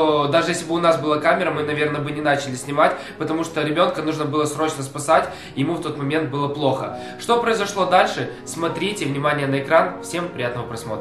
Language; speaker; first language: Russian; native; Russian